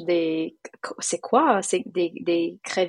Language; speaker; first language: French; non-native, fluent; English